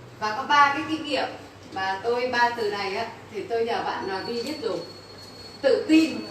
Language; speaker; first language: Vietnamese; native; Vietnamese